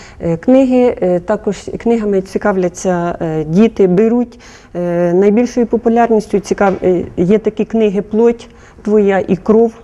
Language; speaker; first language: Ukrainian; native; Ukrainian